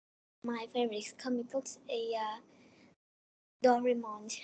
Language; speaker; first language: English; non-native, learner; Vietnamese